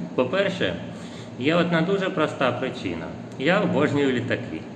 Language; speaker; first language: Ukrainian; non-native, local second language; Russian